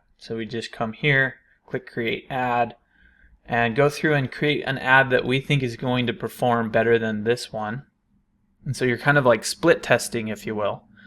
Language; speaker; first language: English; native; English